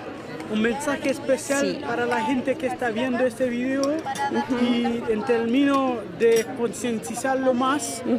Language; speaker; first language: Spanish; non-native, learner; Haitian Creole